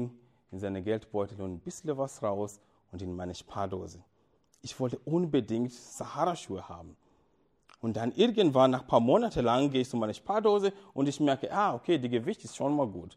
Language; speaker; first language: German; non-native, fluent; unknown